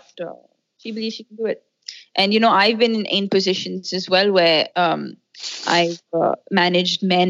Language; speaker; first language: English; non-native, local second language; Hindi